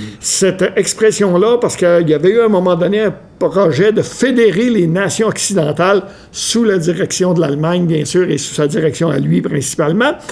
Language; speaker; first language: French; native; French